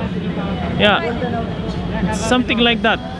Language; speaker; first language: English; non-native, local second language; Filipino